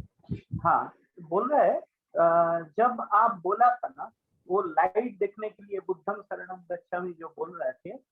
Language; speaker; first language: Hindi; non-native, local second language; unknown